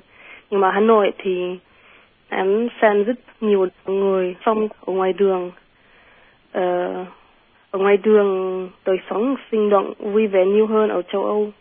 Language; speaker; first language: Vietnamese; non-native, fluent; German